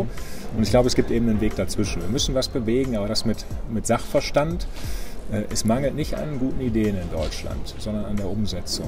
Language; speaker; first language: German; native; German